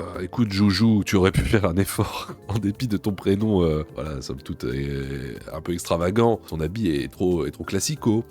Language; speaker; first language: French; native; French